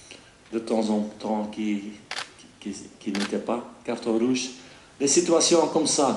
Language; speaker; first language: French; non-native, fluent; Dutch